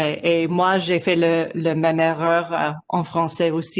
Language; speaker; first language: French; non-native, learner; English